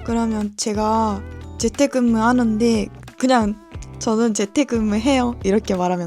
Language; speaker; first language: Korean; non-native, learner; Japanese